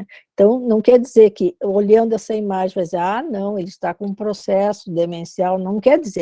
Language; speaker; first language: Portuguese; native; Portuguese